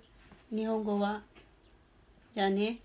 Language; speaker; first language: Japanese; non-native, fluent; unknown